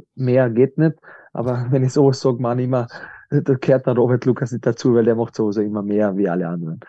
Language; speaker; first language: German; native; German